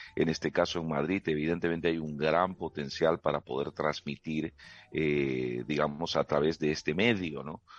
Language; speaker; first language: Spanish; native; Spanish